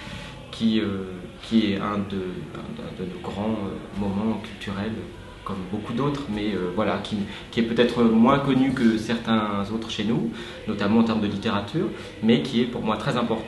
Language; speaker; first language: French; native; French